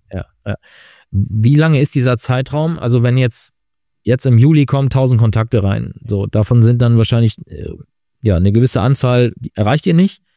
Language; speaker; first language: German; native; German